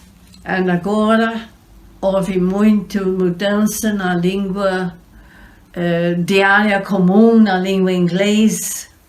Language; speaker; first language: Portuguese; non-native, fluent; English